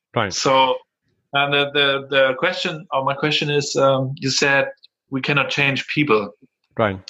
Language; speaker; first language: English; non-native, fluent; German